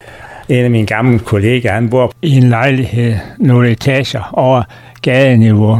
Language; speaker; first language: Danish; native; Danish